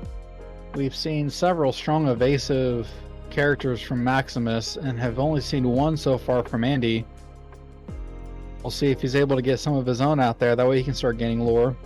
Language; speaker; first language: English; native; English